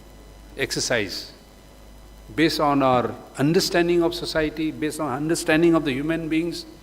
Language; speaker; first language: English; non-native, local second language; Manipuri